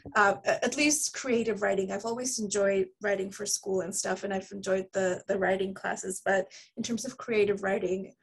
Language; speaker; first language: English; early bilingual, other home language; Spanish